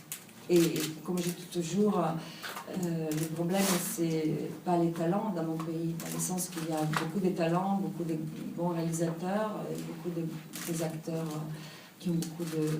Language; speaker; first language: French; non-native, fluent; Italian